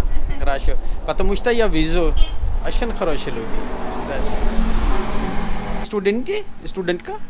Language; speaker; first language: Russian; non-native, learner; Urdu